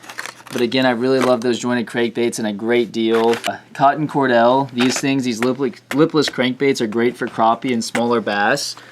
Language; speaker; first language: English; native; English